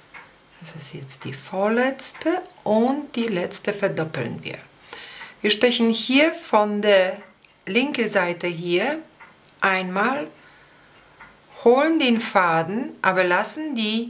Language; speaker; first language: German; non-native, fluent; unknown